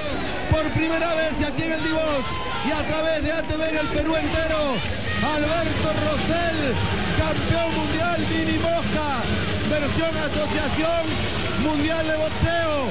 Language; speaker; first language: Spanish; native; Spanish